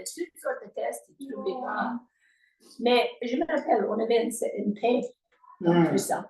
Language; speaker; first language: French; native; French